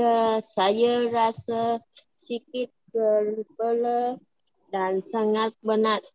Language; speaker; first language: Indonesian; non-native, learner; Vietnamese